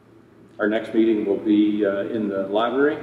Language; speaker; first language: English; native; English